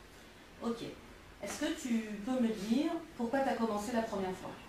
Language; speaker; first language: French; native; French